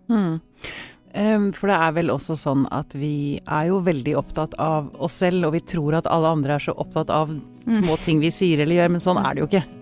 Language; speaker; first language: Norwegian; native; Norwegian